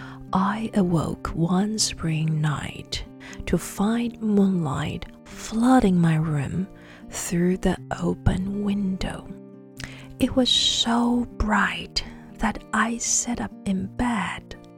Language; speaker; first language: English; non-native, fluent; Chinese